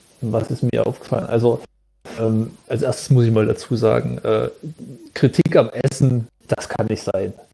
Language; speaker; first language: German; native; German